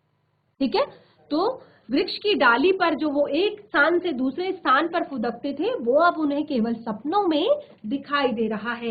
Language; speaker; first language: Hindi; native; Hindi